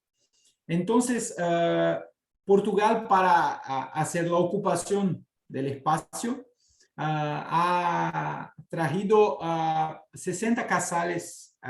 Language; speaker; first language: Spanish; non-native, fluent; Portuguese